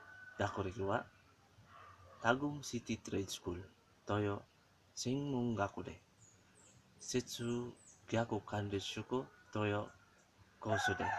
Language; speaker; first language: Japanese; non-native, learner; Cebuano